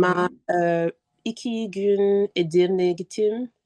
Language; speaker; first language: Turkish; non-native, learner; French